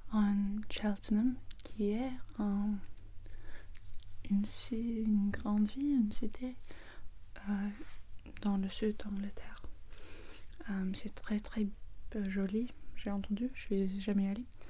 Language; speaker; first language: French; non-native, learner; English